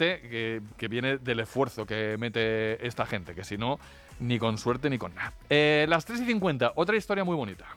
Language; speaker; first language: Spanish; native; Spanish